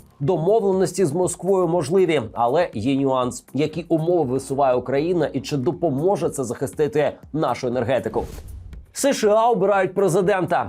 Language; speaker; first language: Ukrainian; native; Ukrainian